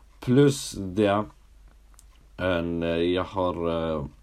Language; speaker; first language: Swedish; early bilingual, other home language; Somali